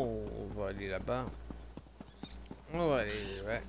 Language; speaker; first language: French; native; French